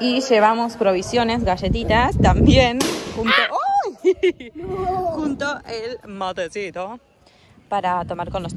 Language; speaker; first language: Spanish; native; Spanish